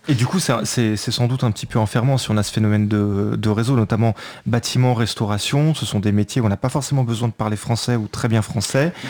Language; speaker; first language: French; native; French